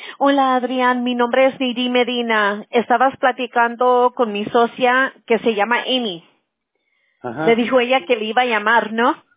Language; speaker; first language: Spanish; early bilingual, heritage; English